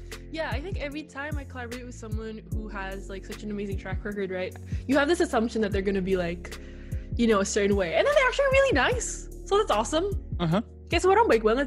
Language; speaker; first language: English; early bilingual, other home language; Indonesian